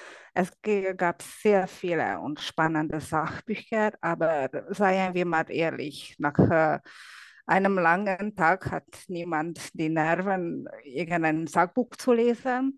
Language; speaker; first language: German; non-native, fluent; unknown